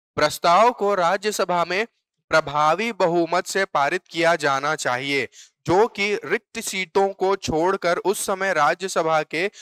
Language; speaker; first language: Hindi; native; Hindi